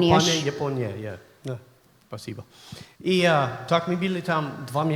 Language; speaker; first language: Russian; non-native, learner; English